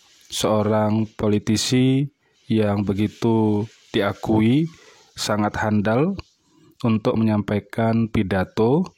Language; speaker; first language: Indonesian; native; Indonesian